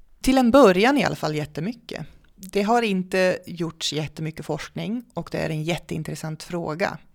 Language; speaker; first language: Swedish; non-native, fluent; Dutch